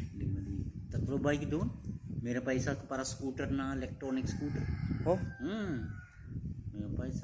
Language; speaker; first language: Filipino; non-native, learner; Punjabi